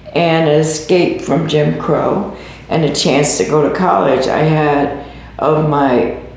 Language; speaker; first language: English; native; English